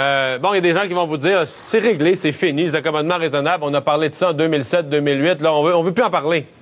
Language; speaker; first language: French; native; French